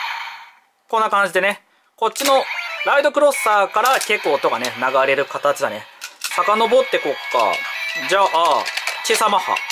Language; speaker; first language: Japanese; native; Japanese